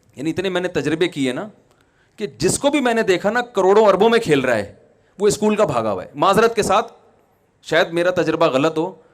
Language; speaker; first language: Urdu; native; Urdu